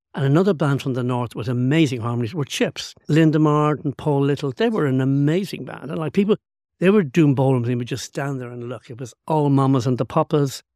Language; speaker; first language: English; native; English